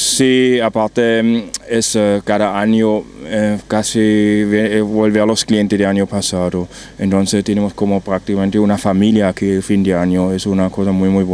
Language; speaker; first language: Spanish; non-native, learner; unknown